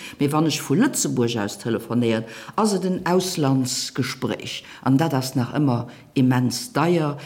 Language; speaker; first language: Luxembourgish; native; Luxembourgish